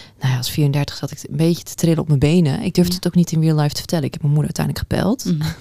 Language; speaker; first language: Dutch; early bilingual, other home language; Persian